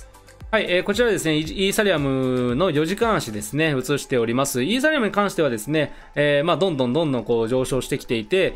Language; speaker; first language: Japanese; native; Japanese